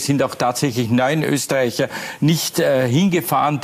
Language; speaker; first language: German; native; German